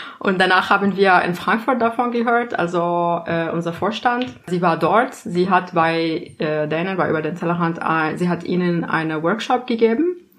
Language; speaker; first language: German; non-native, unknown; Arabic